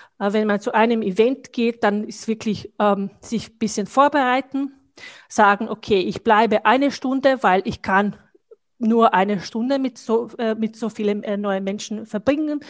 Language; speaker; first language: German; non-native, fluent; Bosnian